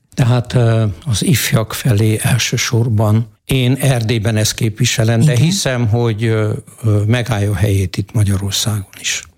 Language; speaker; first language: Hungarian; native; Hungarian